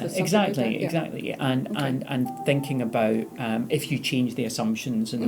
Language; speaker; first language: English; native; English